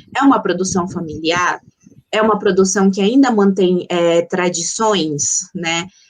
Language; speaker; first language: Portuguese; early bilingual, other home language; Spanish